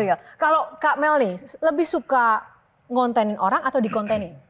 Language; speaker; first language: Indonesian; native; Indonesian